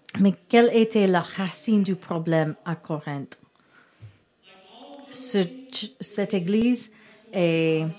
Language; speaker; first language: French; non-native, learner; English